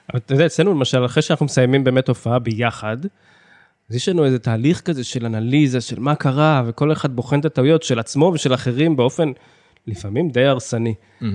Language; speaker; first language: Hebrew; native; Hebrew